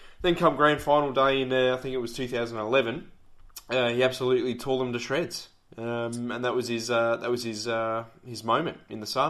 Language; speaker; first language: English; native; English